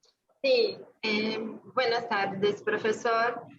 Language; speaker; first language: Spanish; non-native, learner; Portuguese